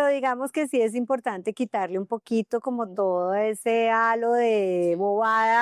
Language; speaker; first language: Spanish; native; Spanish